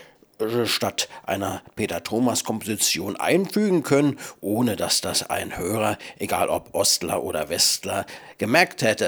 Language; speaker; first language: German; native; German